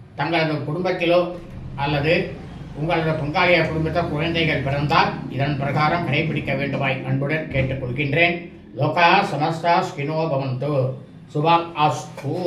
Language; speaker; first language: Tamil; native; Tamil